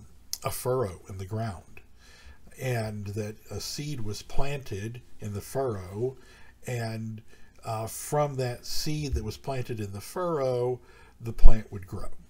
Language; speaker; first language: English; native; English